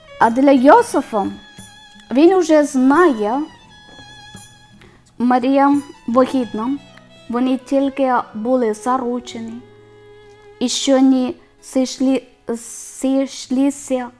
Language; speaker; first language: Ukrainian; non-native, learner; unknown